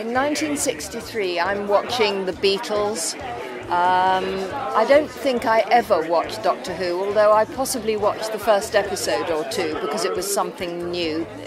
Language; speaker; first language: English; native; English